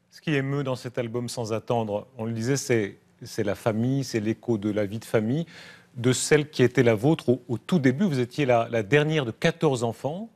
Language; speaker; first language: French; native; French